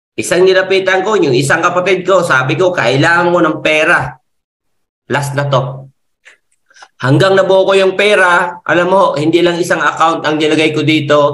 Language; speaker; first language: Filipino; non-native, local second language; Masbatenyo